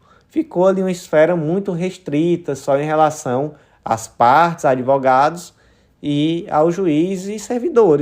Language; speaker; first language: Portuguese; native; Portuguese